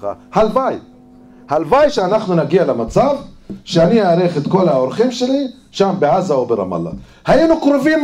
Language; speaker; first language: Hebrew; non-native, fluent; Arabic